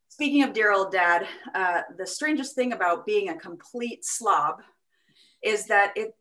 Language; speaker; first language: English; native; English